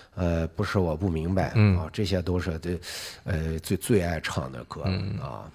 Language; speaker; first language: Chinese; native; Chinese